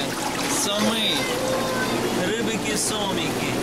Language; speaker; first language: Russian; native; Russian